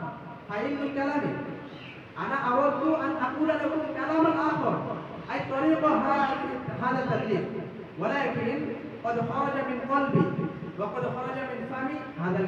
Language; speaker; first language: Arabic; non-native, fluent; Bangla